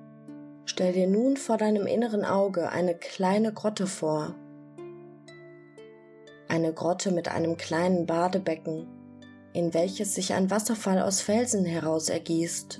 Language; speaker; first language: German; native; German